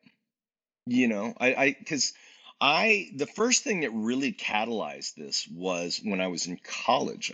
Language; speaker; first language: English; native; English